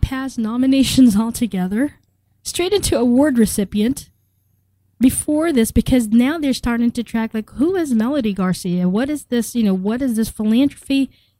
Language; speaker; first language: English; native; English